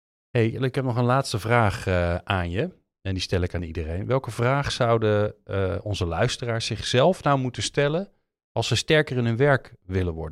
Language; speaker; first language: Dutch; native; Dutch